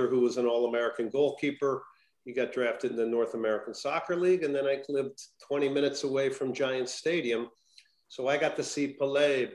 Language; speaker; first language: English; native; English